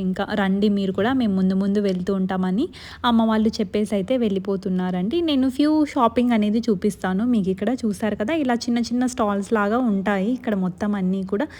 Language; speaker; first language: Telugu; non-native, local second language; Lambadi